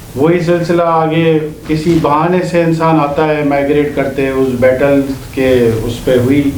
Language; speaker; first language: Urdu; non-native, local second language; Sindhi